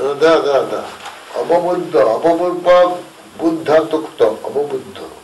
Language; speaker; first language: Russian; non-native, learner; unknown